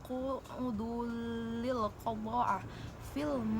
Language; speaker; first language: Arabic; non-native, learner; Indonesian